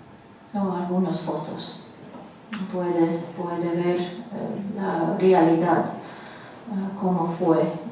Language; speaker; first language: Spanish; non-native, fluent; Latvian